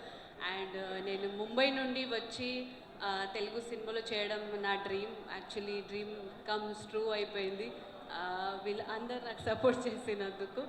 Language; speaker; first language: Telugu; non-native, local second language; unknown